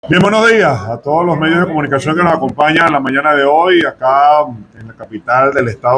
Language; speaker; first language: Spanish; native; Spanish